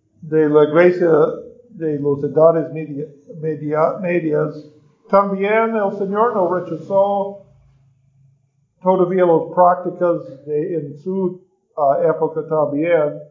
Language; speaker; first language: Spanish; non-native, learner; English